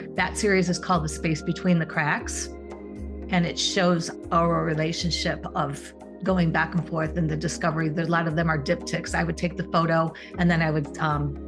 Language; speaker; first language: English; native; English